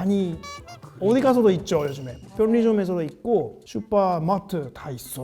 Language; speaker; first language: Korean; non-native, fluent; Japanese